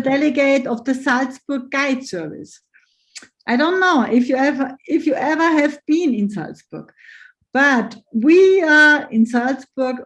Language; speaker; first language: English; non-native, fluent; German